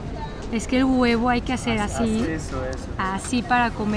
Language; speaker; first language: Spanish; non-native, fluent; Korean